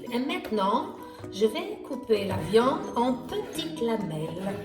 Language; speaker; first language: French; non-native, fluent; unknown